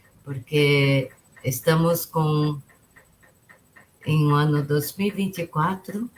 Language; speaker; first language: Spanish; non-native, local second language; Portuguese